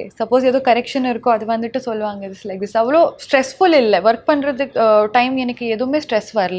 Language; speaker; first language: Tamil; non-native, learner; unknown